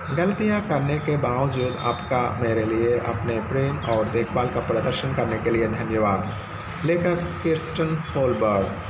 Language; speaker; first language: Hindi; non-native, local second language; Telugu